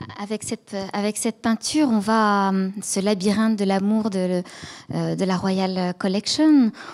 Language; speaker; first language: French; native; French